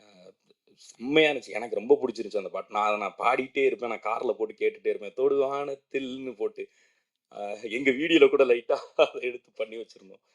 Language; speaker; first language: Tamil; native; Tamil